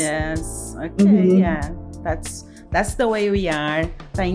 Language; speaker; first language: English; non-native, fluent; Portuguese